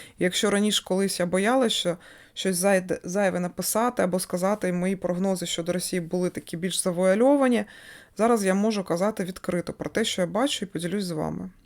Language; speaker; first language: Ukrainian; non-native, local second language; Russian